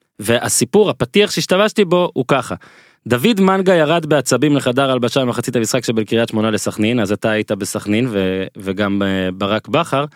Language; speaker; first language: Hebrew; native; Hebrew